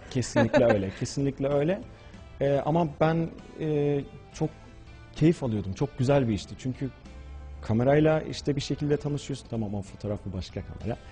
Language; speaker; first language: Turkish; early bilingual, heritage; Turkish